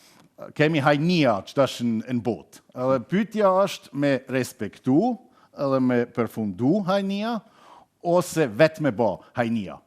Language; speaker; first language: Albanian; non-native, learner; German